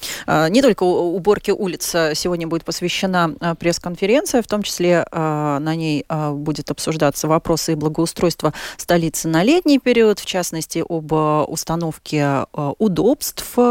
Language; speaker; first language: Russian; native; Russian